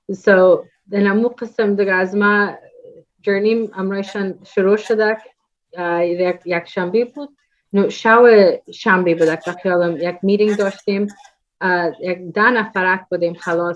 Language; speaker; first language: Persian; early bilingual, heritage; Persian